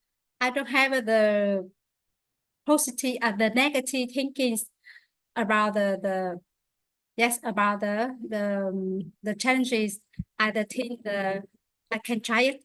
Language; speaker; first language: English; non-native, learner; Vietnamese